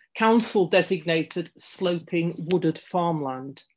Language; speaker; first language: English; native; English